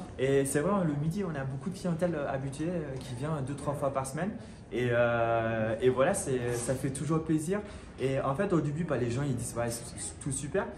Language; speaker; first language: French; non-native, fluent; German